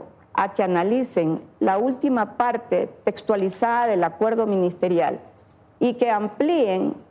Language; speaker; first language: Spanish; native; Spanish